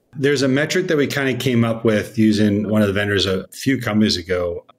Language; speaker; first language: English; native; English